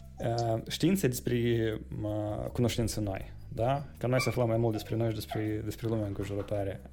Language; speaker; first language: Romanian; native; Romanian